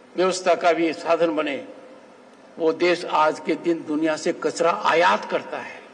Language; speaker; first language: Hindi; native; Hindi